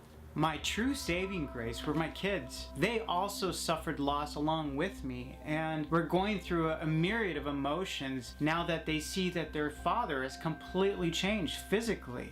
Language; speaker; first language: English; native; English